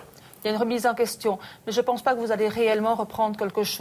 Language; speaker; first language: French; native; French